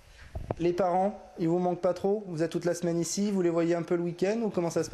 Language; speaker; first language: French; native; French